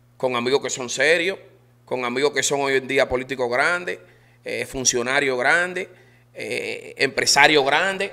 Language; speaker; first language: Spanish; native; Spanish